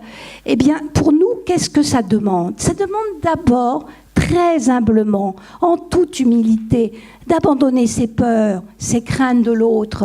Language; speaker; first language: French; native; French